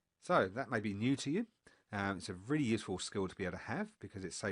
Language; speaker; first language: English; native; English